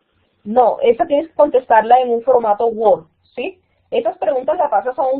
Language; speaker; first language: Spanish; native; Spanish